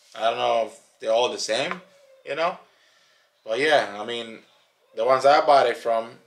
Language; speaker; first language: English; native; English